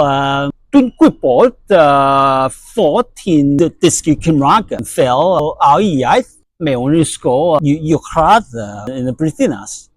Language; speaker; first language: Welsh; non-native, learner; Cantonese